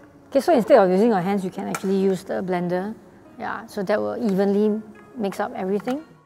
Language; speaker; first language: English; non-native, local second language; Chinese